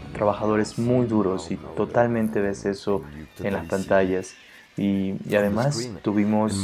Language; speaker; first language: Spanish; non-native, fluent; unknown